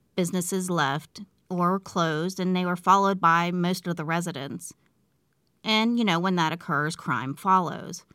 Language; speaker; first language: English; native; English